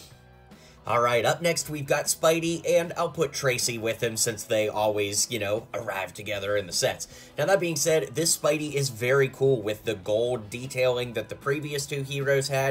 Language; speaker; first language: English; native; English